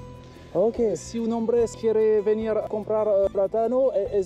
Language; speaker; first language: Spanish; non-native, learner; French